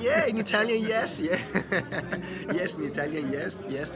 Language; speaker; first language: English; non-native, learner; Italian